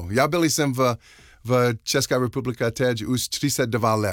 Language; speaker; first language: Czech; non-native, learner; English